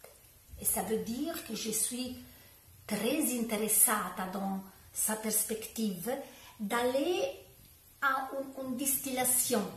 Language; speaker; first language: French; non-native, learner; Italian